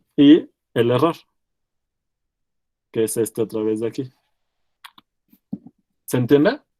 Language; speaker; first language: Spanish; native; Spanish